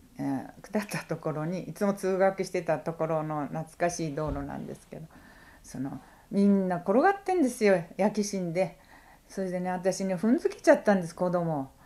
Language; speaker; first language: Japanese; native; Japanese